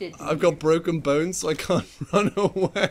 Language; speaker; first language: English; native; English